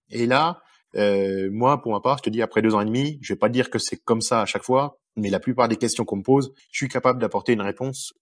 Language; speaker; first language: French; native; French